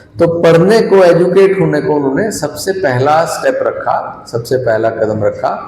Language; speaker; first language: Hindi; non-native, local second language; Punjabi